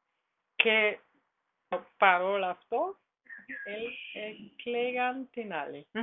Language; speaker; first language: Greek; non-native, learner; German